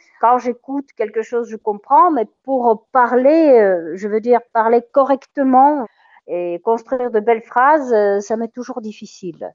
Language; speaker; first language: French; non-native, fluent; Russian